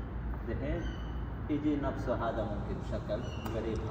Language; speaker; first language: Arabic; non-native, learner; Bangla